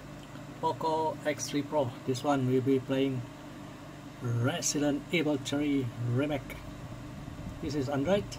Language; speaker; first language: English; non-native, fluent; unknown